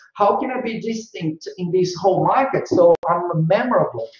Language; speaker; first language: English; non-native, fluent; Portuguese